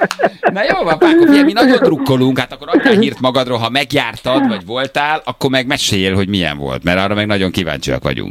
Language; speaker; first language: Hungarian; native; Hungarian